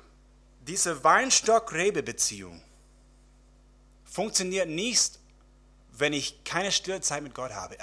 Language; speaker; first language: German; non-native, fluent; English